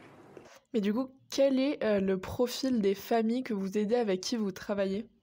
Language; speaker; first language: French; native; French